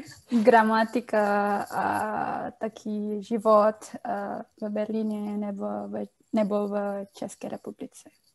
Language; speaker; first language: Czech; non-native, learner; Indonesian